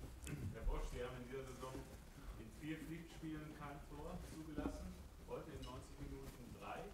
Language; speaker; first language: German; native; German